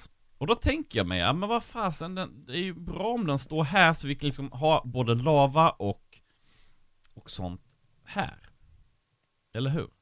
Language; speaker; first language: Swedish; native; Swedish